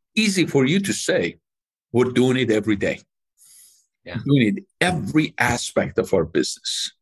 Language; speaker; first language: English; non-native, fluent; Persian